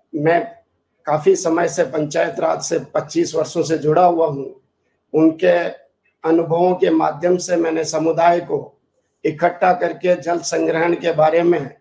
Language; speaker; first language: Hindi; native; Hindi